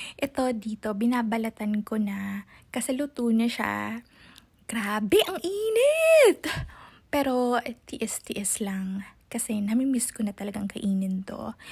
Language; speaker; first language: Filipino; non-native, local second language; Cebuano